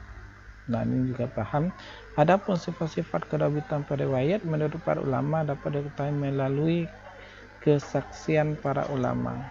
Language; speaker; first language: Indonesian; native; Indonesian